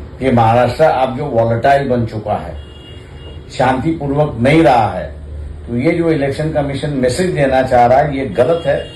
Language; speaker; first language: Hindi; non-native, local second language; Marathi